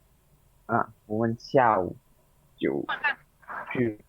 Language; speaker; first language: Chinese; non-native, learner; Indonesian